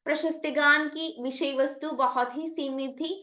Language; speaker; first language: Hindi; non-native, local second language; Malayalam